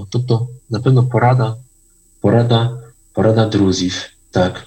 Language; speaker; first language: Polish; non-native, learner; Ukrainian